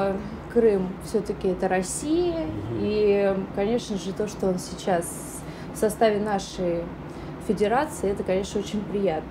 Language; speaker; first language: Russian; native; Russian